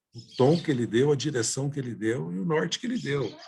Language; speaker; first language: Portuguese; native; Portuguese